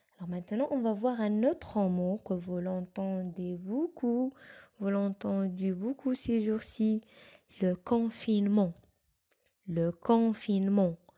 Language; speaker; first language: French; non-native, local second language; Arabic